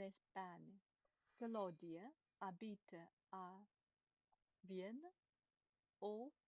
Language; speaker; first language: French; non-native, learner; Chinese